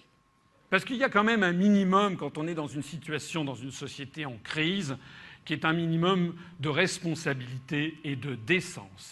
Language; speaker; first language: French; native; French